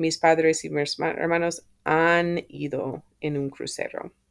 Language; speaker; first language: Spanish; non-native, fluent; English